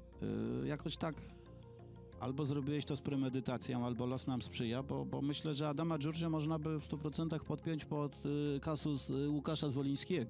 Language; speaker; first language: Polish; native; Polish